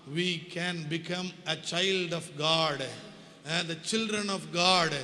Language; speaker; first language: English; non-native, local second language; Tamil